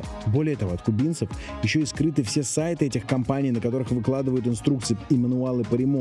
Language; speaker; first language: Russian; native; Russian